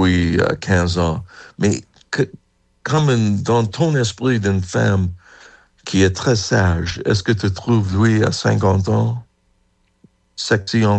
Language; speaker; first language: French; non-native, fluent; English